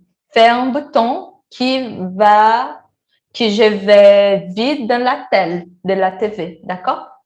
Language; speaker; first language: French; non-native, learner; Portuguese